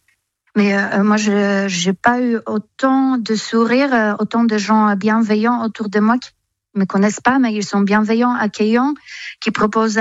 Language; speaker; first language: French; non-native, fluent; Polish